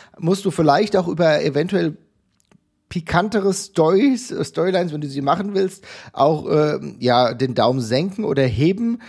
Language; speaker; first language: German; native; German